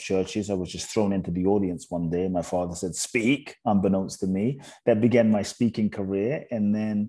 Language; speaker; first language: English; native; English